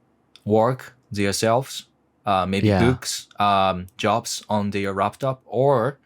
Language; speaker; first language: English; non-native, learner; Japanese